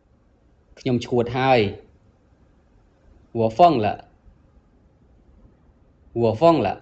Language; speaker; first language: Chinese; non-native, learner; Khmer